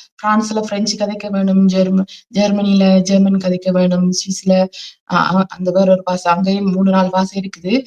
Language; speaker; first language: Tamil; early bilingual, heritage; Tamil